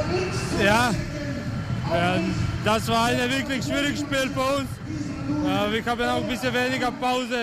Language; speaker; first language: German; non-native, learner; Croatian